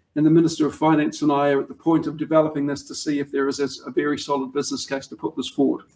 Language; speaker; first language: English; native; English